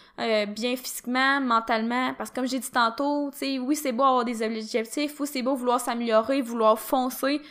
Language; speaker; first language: French; native; French